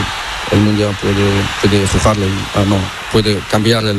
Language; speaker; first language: Spanish; non-native, learner; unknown